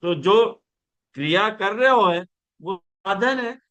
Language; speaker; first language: Hindi; non-native, local second language; Gujarati